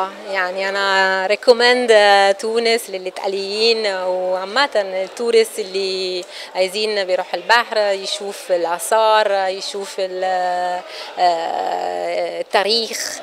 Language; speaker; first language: Arabic; non-native, fluent; Italian